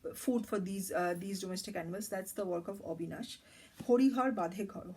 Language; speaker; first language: English; non-native, local second language; Bangla